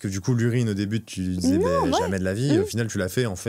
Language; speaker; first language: French; native; French